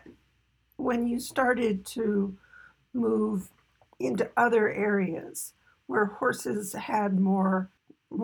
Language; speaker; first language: English; native; English